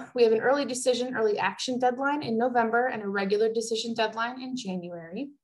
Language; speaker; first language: English; native; English